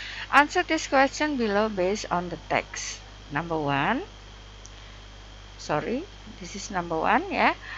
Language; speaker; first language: English; non-native, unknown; Indonesian